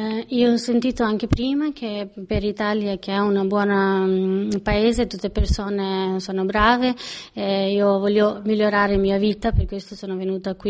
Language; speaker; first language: Italian; non-native, learner; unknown